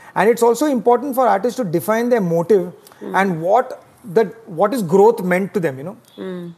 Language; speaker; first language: English; non-native, local second language; Tamil